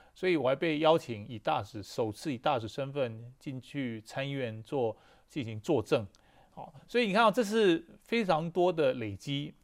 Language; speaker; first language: Chinese; native; Chinese